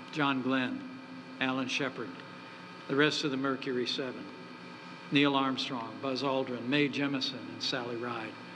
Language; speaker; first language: English; native; English